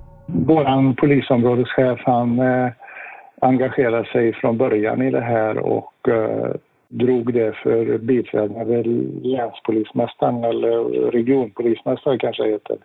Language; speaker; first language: Swedish; native; Swedish